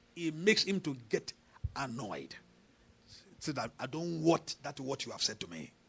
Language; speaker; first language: English; non-native, local second language; Yoruba